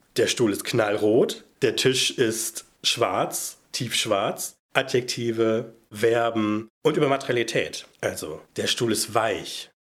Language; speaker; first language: German; native; German